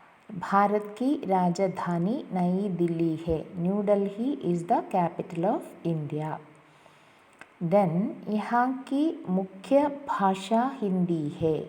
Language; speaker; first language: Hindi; non-native, local second language; Malayalam